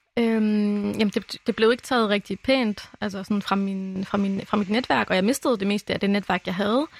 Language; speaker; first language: Danish; early bilingual, other home language; Arabic